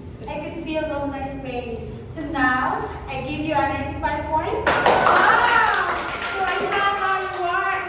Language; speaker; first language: English; non-native, local second language; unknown